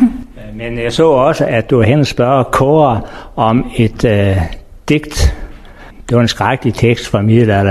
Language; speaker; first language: Danish; native; Danish